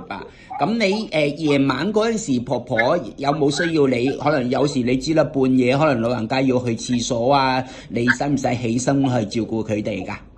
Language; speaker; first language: Cantonese; native; Cantonese